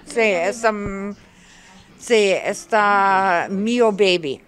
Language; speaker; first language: Spanish; non-native, learner; German